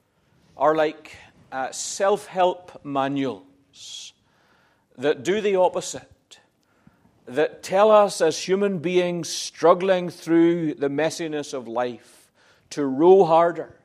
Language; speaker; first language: English; native; English